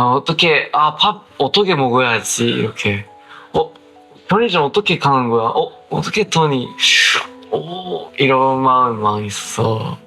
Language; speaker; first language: Korean; non-native, learner; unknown